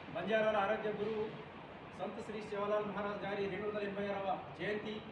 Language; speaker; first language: Telugu; non-native, local second language; Lambadi